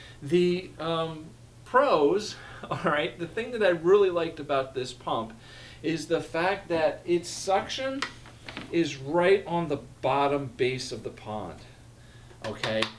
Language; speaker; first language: English; native; English